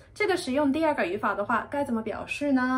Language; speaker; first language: Chinese; non-native, fluent; Japanese